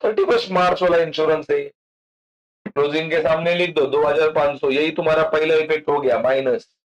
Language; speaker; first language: Hindi; non-native, local second language; Marathi